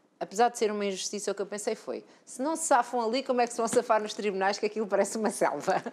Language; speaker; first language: Portuguese; native; Portuguese